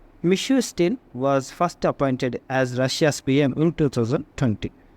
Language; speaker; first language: English; non-native, local second language; Telugu